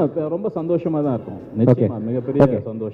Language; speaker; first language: Tamil; native; Tamil